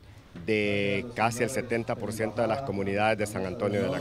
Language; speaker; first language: Spanish; native; Spanish